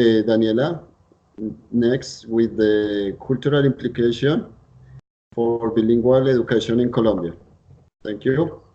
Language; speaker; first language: English; non-native, learner; Spanish